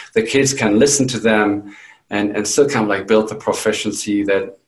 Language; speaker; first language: English; non-native, fluent; German